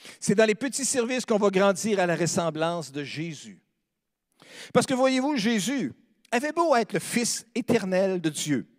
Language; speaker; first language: French; native; French